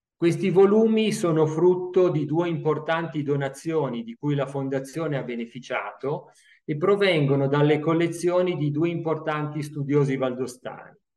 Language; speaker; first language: Italian; native; Italian